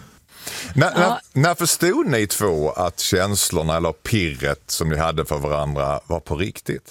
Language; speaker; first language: Swedish; native; Swedish